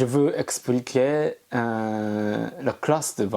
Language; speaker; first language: French; non-native, learner; Japanese